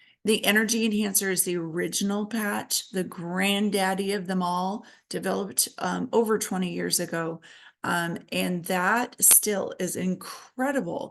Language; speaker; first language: English; native; English